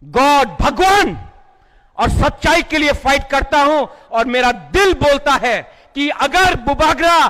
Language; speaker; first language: Hindi; non-native, local second language; Kok Borok